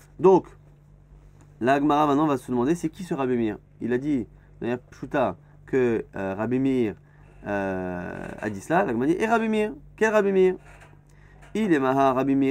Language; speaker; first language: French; native; French